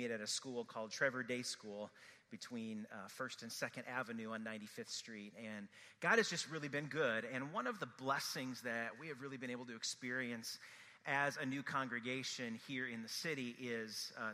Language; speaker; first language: English; native; English